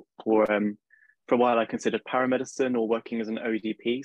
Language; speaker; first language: English; native; English